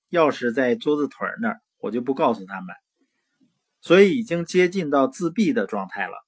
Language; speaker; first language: Chinese; native; Chinese